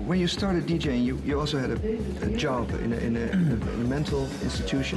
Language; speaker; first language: English; non-native, fluent; Dutch